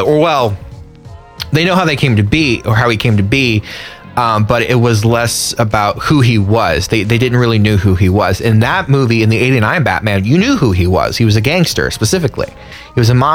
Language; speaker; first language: English; native; English